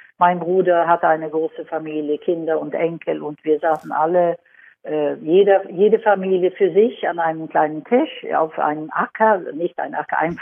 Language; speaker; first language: German; non-native, fluent; Swedish